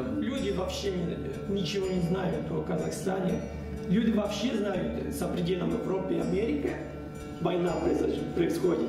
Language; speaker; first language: Russian; non-native, learner; Spanish